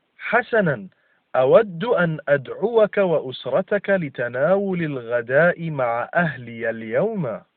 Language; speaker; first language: Arabic; non-native, fluent; English